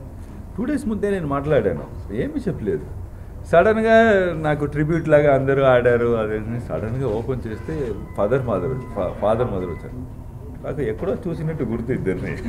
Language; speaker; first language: Telugu; non-native, learner; Tamil